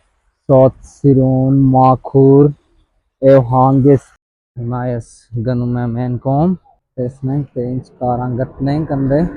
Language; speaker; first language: Armenian; non-native, learner; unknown